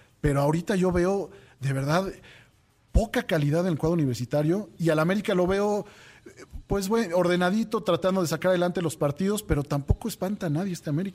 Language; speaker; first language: Spanish; native; Spanish